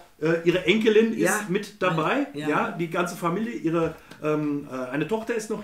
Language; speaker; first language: German; native; German